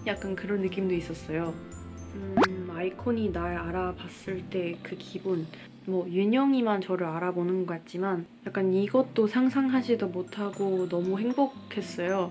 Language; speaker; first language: Korean; non-native, fluent; Cantonese